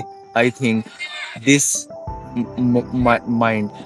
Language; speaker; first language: English; non-native, learner; Hindi